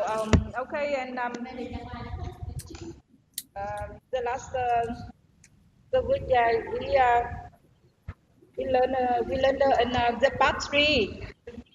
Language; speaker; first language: English; non-native, learner; Vietnamese